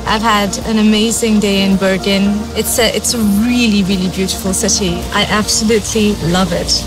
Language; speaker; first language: English; native; English